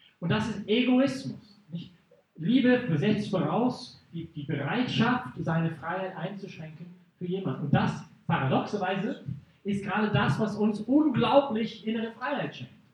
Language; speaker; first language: German; non-native, fluent; English